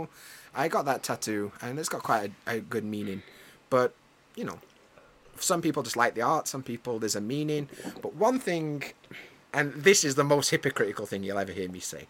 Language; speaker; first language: English; native; English